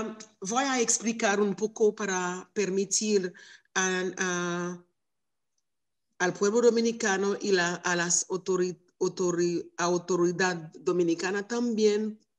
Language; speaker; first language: Spanish; non-native, learner; Haitian Creole